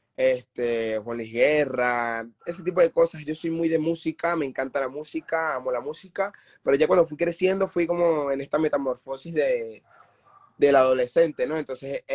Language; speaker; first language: Spanish; native; Spanish